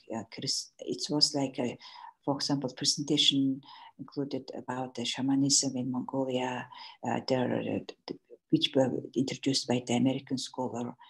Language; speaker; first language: English; non-native, learner; Mongolian